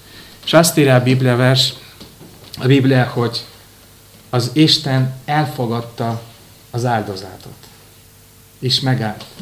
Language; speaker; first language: Hungarian; non-native, fluent; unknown